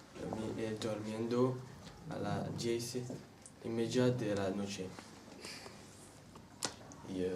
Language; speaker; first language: Spanish; non-native, learner; French